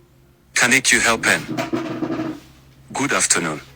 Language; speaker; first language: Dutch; non-native, learner; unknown